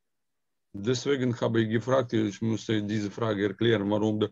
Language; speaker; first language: German; non-native, learner; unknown